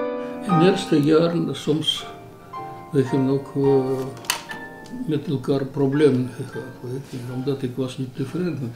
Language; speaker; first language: Dutch; non-native, learner; Georgian